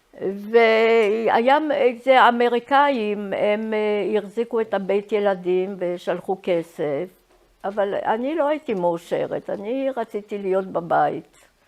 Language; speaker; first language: Hebrew; early bilingual, other home language; Polish